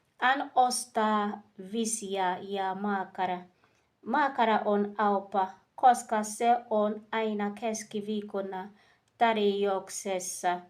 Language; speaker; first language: Finnish; non-native, learner; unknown